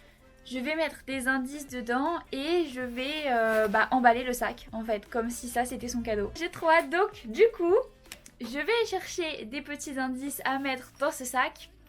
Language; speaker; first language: French; native; French